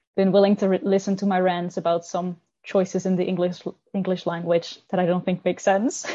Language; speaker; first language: English; non-native, fluent; Dutch